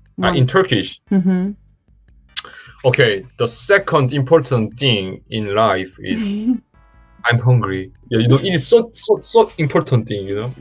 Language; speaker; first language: English; non-native, learner; Korean